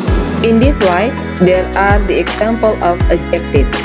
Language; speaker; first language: English; non-native, fluent; Indonesian